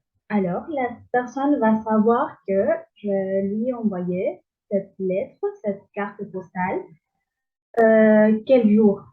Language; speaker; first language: French; non-native, learner; Spanish